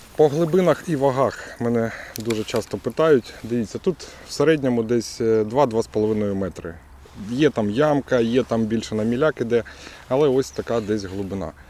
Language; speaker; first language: Ukrainian; non-native, local second language; Russian